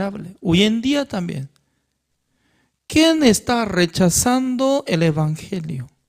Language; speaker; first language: Spanish; non-native, fluent; Korean